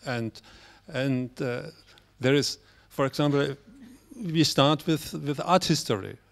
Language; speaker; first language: English; non-native, fluent; German